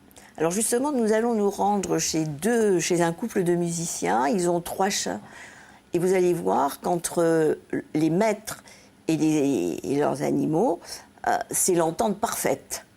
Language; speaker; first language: French; native; French